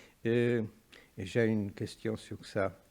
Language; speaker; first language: French; non-native, fluent; Portuguese